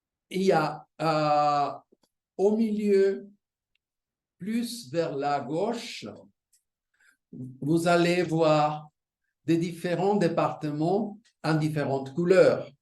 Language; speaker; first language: French; non-native, fluent; Spanish